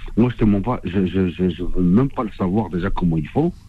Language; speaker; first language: French; non-native, local second language; Arabic